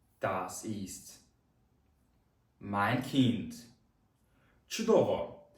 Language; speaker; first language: German; non-native, fluent; Ukrainian